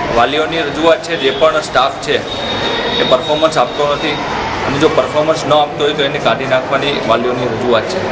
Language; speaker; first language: Gujarati; native; Gujarati